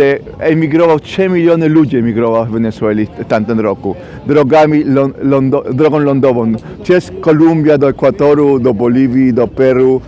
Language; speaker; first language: Polish; non-native, fluent; Spanish